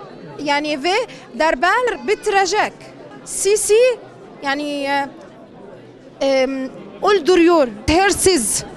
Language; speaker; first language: Turkish; non-native, learner; Arabic